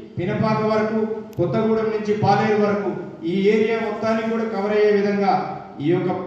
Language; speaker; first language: Telugu; native; Telugu